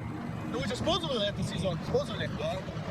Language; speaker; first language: Russian; non-native, learner; English